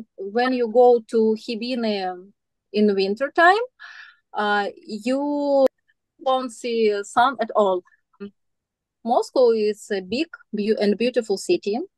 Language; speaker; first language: English; non-native, learner; Russian